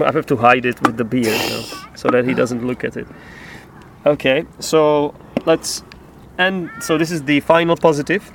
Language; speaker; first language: English; non-native, fluent; Czech